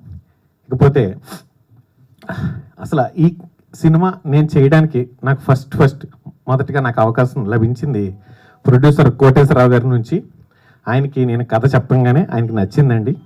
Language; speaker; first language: Telugu; native; Telugu